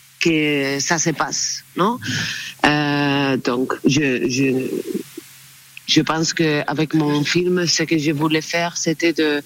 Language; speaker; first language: French; non-native, learner; Spanish